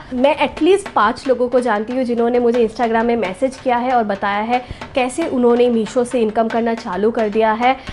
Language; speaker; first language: Hindi; non-native, local second language; Bangla